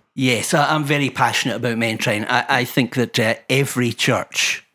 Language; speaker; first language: English; native; English